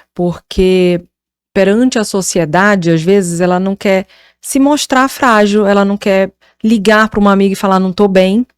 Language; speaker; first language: Portuguese; native; Portuguese